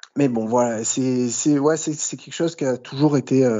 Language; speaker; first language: French; native; French